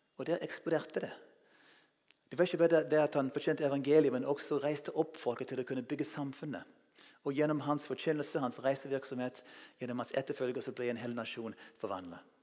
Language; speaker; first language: Norwegian; non-native, fluent; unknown